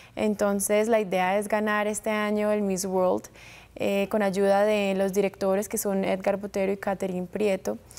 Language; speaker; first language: Spanish; early bilingual, heritage; Spanish